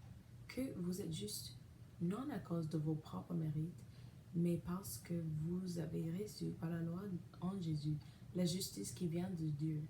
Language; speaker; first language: French; non-native, learner; English